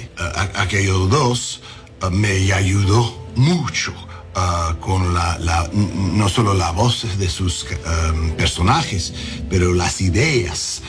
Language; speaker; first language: Spanish; non-native, learner; English